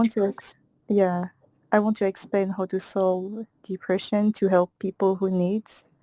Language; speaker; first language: English; non-native, fluent; Thai